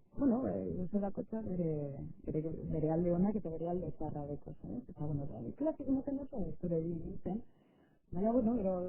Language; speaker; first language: Basque; native; Basque